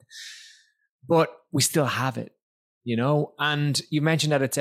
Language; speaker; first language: English; native; English